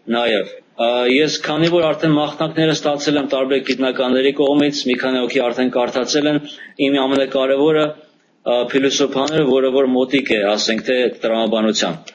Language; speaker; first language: Armenian; early bilingual, heritage; Armenian